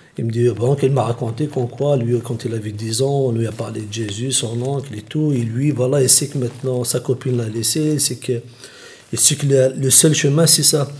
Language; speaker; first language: French; non-native, local second language; Kabyle